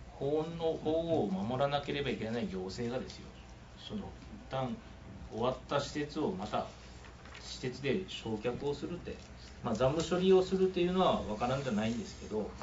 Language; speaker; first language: Japanese; native; Japanese